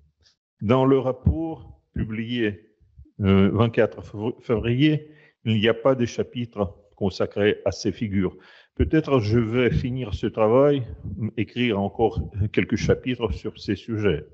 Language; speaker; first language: French; non-native, fluent; Russian